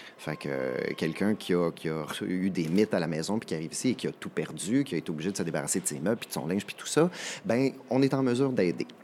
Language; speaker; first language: French; native; French